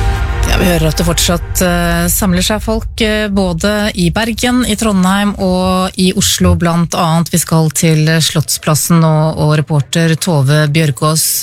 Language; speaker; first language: Norwegian; native; Norwegian